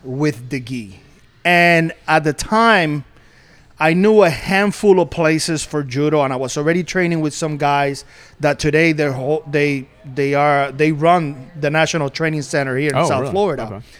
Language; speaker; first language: English; non-native, fluent; Spanish